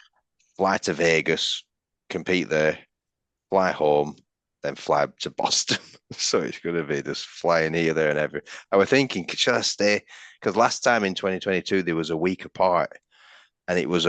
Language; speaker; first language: English; native; English